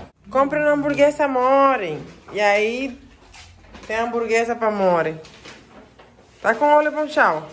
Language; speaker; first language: Portuguese; non-native, fluent; Spanish